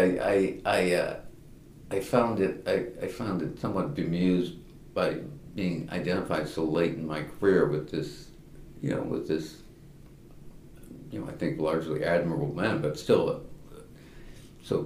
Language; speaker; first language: English; native; English